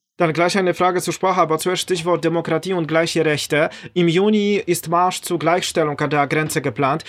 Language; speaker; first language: German; non-native, fluent; Polish